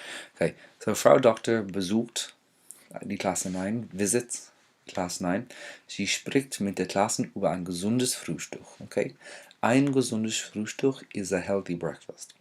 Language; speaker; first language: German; non-native, fluent; English